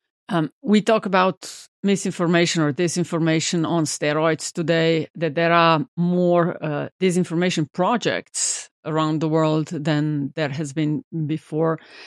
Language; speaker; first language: English; non-native, fluent; Slovenian